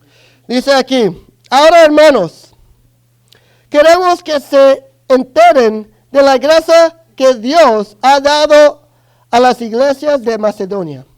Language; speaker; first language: Spanish; early bilingual, other home language; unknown